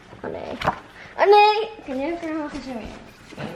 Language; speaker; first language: Dutch; early bilingual, other home language; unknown